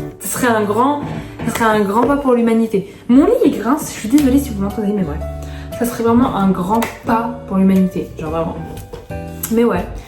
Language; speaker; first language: French; early bilingual, other home language; Arabic